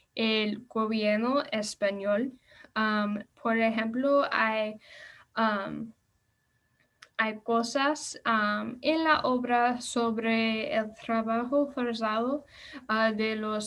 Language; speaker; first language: Spanish; non-native, learner; English